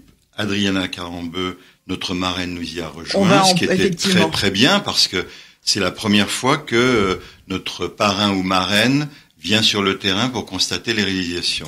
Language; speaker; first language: French; native; French